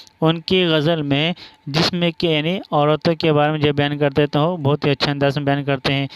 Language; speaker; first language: Urdu; non-native, local second language; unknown